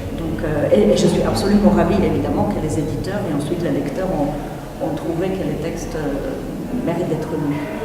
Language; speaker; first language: French; non-native, fluent; Czech